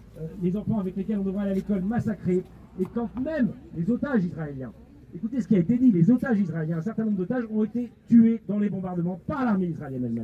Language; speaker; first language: French; native; French